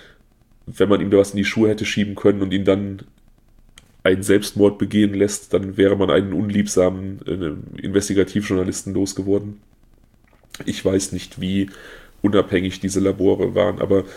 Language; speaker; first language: German; native; German